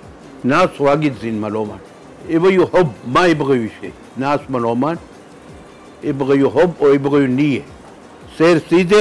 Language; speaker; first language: Arabic; non-native, local second language; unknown